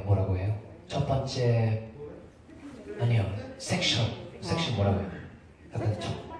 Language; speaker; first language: Korean; non-native, fluent; English